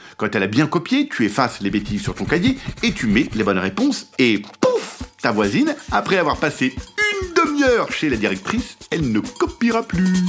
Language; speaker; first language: French; native; French